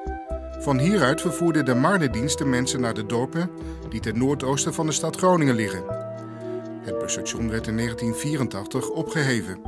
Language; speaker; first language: Dutch; native; Dutch